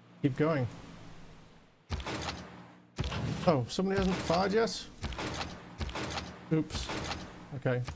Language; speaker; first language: English; native; English